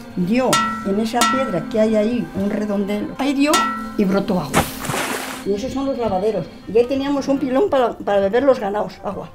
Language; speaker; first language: Spanish; native; Spanish